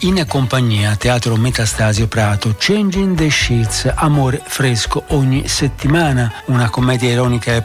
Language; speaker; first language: Italian; native; Italian